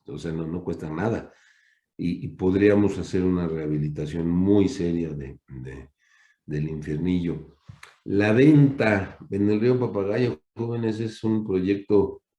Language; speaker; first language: Spanish; native; Spanish